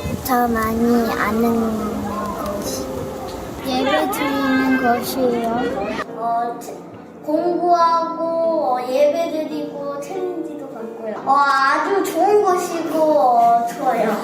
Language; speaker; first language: Korean; early bilingual, heritage; Korean